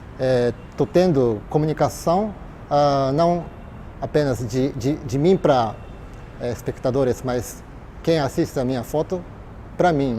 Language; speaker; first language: Portuguese; non-native, fluent; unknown